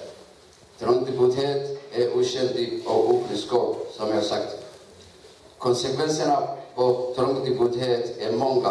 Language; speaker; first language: Swedish; non-native, learner; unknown